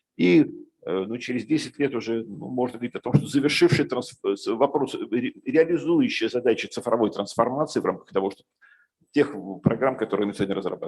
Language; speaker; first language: Russian; native; Russian